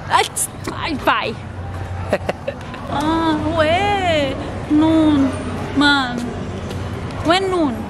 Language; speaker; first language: Korean; non-native, learner; Portuguese